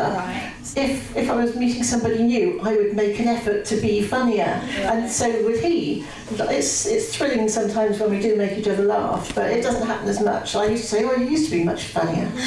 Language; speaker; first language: English; native; English